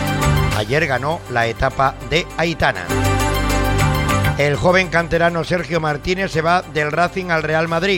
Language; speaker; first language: Spanish; native; Spanish